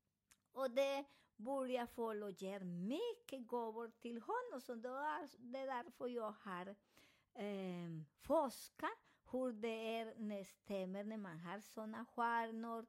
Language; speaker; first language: Swedish; non-native, fluent; Spanish